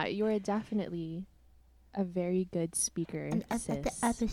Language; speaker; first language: English; non-native, local second language; Cebuano